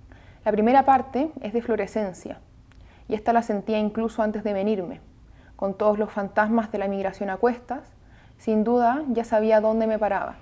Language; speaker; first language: Spanish; native; Spanish